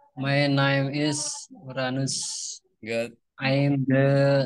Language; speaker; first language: English; non-native, learner; Indonesian